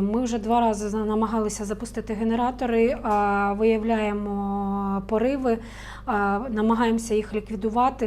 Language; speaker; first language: Ukrainian; native; Ukrainian